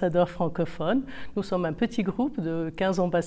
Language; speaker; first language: French; non-native, local second language; Arabic